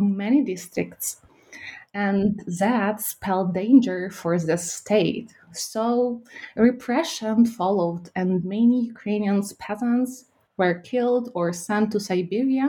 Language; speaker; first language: English; non-native, fluent; Ukrainian